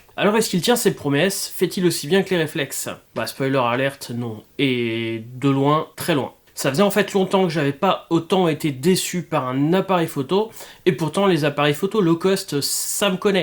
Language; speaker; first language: French; native; French